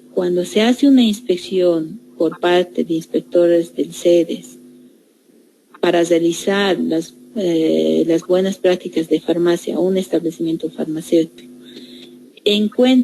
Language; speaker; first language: Spanish; native; Spanish